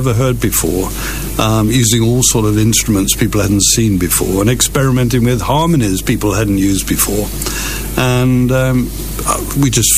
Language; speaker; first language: English; native; English